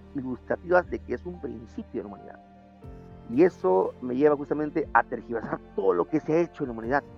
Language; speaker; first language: Spanish; native; Spanish